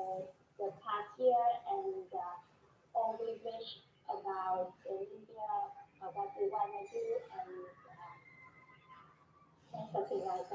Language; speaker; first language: English; non-native, learner; Vietnamese